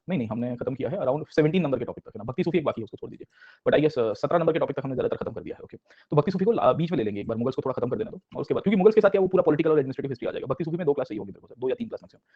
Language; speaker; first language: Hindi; non-native, local second language; Gujarati